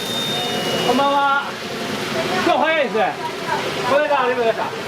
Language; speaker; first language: Japanese; non-native, fluent; Chinese